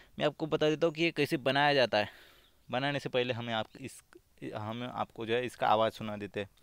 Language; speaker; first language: Hindi; non-native, local second language; Marathi